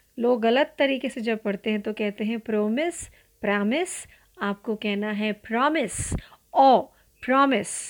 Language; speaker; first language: Hindi; non-native, local second language; Marathi